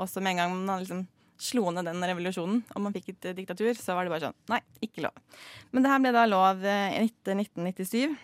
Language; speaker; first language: Norwegian; native; Norwegian